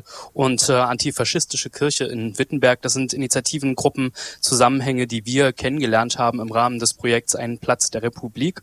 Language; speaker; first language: German; native; German